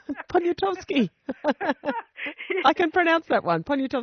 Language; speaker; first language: English; native; English